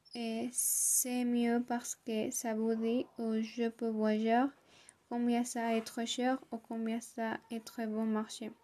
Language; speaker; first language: French; non-native, learner; Spanish